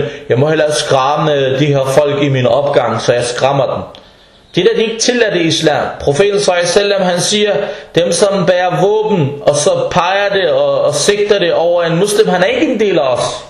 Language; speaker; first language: Danish; non-native, fluent; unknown